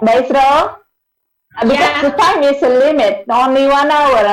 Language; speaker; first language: English; non-native, learner; Indonesian